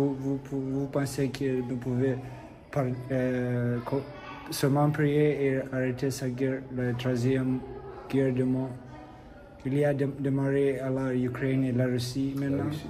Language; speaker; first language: French; non-native, learner; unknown